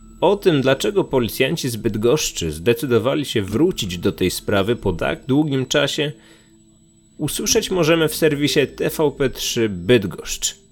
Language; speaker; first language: Polish; native; Polish